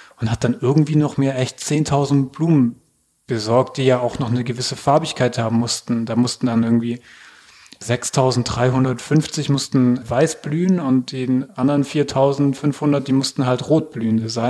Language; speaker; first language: German; native; German